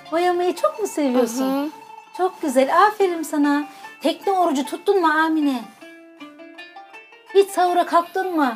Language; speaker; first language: Turkish; native; Turkish